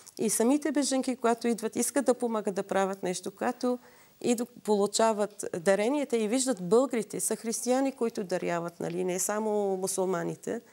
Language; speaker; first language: Bulgarian; non-native, fluent; Assyrian Neo-Aramaic